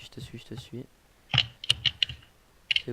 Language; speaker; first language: French; native; French